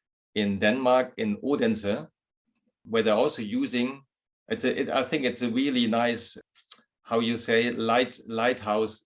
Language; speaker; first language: English; non-native, fluent; German